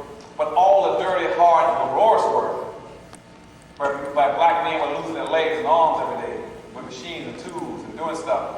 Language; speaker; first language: English; native; English